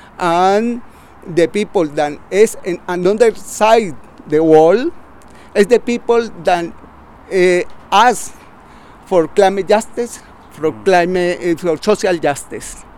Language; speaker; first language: English; non-native, learner; Spanish